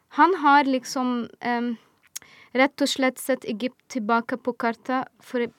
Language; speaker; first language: Norwegian; non-native, fluent; Arabic